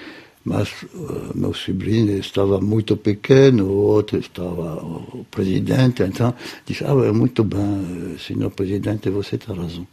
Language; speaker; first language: Portuguese; non-native, fluent; French